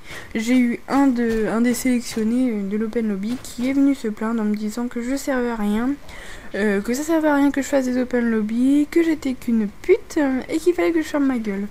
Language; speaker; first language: French; native; French